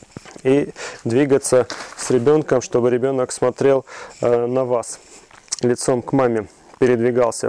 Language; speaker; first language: Russian; native; Russian